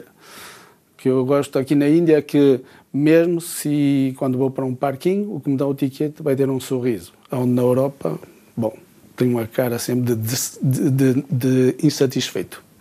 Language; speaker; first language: Portuguese; early bilingual, heritage; Portuguese